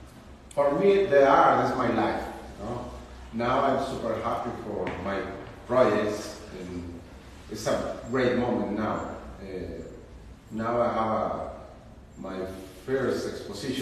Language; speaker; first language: English; non-native, learner; Spanish